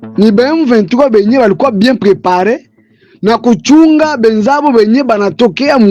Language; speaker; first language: Swahili; native; Swahili